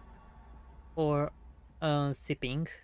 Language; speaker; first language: English; non-native, learner; Japanese